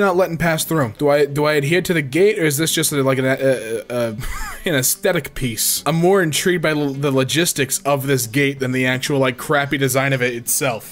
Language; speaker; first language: English; native; English